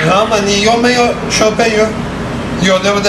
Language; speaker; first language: Chinese; non-native, learner; Turkish